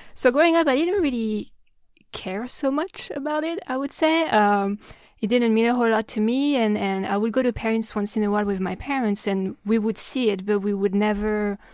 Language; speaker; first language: English; non-native, fluent; French